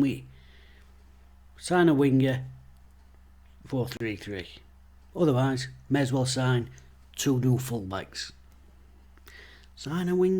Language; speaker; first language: English; native; English